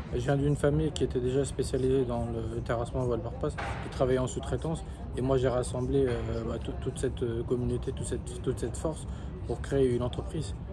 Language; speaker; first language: French; early bilingual, other home language; Kurdish